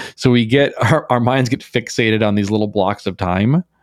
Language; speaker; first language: English; native; English